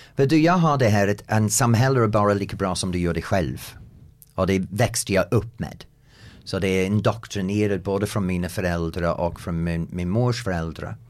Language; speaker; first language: Swedish; non-native, fluent; English